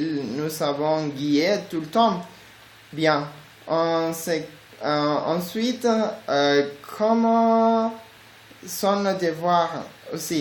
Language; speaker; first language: French; non-native, learner; Spanish